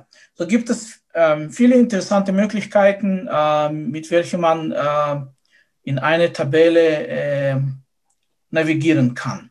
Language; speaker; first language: German; non-native, fluent; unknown